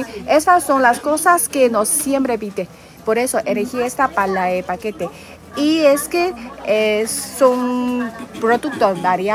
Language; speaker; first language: Spanish; non-native, learner; Chinese